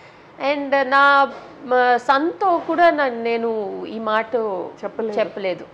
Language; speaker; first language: Telugu; non-native, fluent; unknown